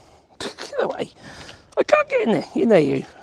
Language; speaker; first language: English; native; English